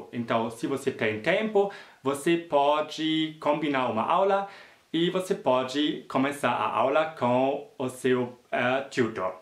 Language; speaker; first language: Portuguese; non-native, fluent; German